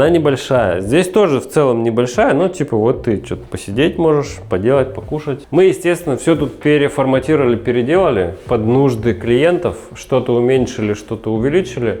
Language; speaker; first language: Russian; native; Russian